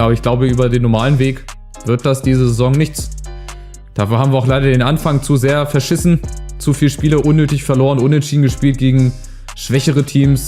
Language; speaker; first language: German; native; German